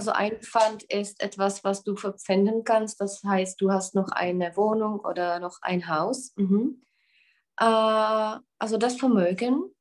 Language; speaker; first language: German; non-native, learner; Czech